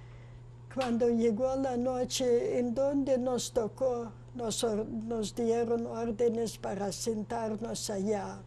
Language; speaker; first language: Spanish; non-native, fluent; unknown